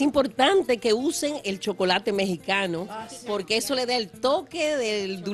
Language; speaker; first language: Spanish; native; Spanish